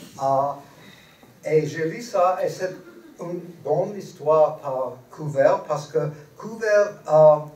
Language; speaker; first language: French; non-native, learner; English